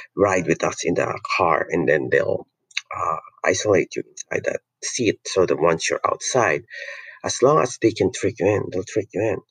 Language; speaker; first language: English; non-native, local second language; Filipino